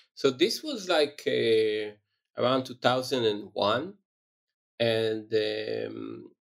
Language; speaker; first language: English; non-native, fluent; Hebrew